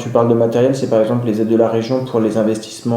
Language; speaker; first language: French; native; French